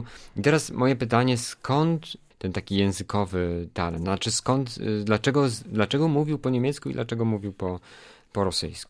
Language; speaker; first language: Polish; native; Polish